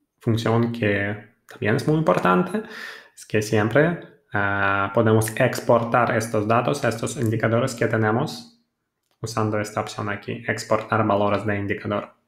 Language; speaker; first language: Spanish; non-native, fluent; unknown